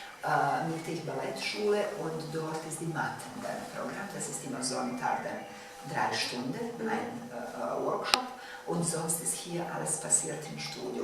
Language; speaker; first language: German; non-native, fluent; Bosnian